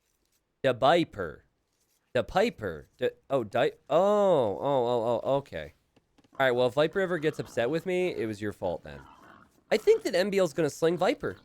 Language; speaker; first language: English; native; English